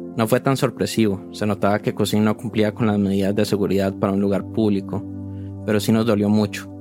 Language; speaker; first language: Spanish; native; Spanish